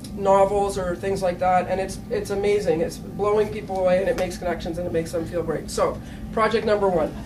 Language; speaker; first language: English; native; English